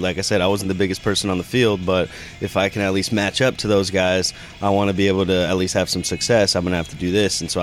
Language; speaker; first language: English; early bilingual, other home language; Spanish